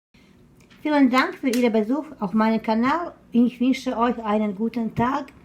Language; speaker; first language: German; non-native, learner; Croatian